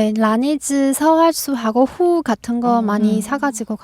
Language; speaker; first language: Korean; non-native, fluent; Chinese